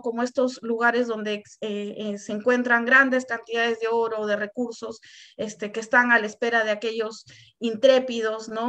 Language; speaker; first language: Spanish; native; Spanish